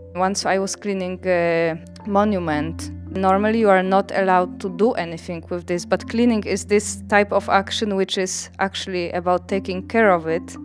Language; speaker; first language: English; non-native, fluent; Polish